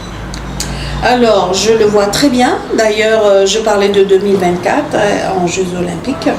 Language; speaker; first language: French; non-native, local second language; Morisyen